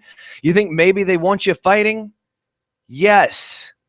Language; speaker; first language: English; native; English